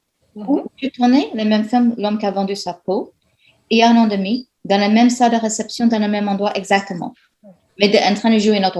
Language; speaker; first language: French; non-native, fluent; English